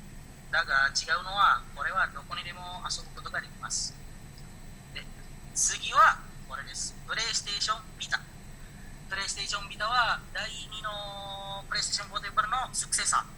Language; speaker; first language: Japanese; non-native, learner; Indonesian